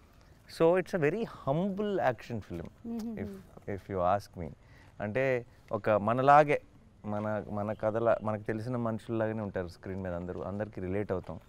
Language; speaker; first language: Telugu; native; Telugu